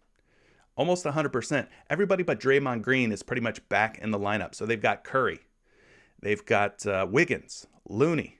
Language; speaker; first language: English; native; English